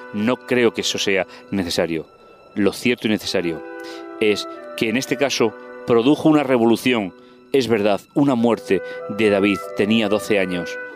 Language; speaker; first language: Spanish; native; Spanish